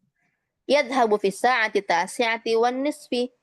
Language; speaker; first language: Arabic; non-native, fluent; Indonesian